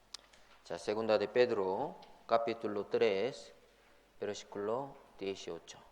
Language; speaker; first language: Spanish; non-native, fluent; Korean